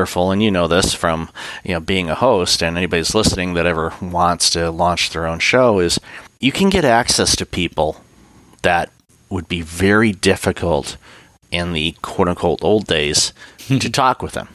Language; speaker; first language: English; native; English